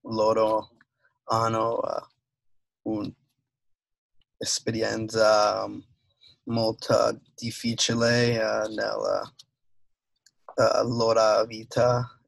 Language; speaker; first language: Italian; non-native, learner; English